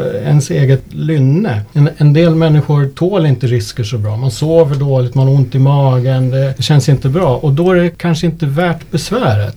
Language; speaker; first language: Swedish; early bilingual, other home language; English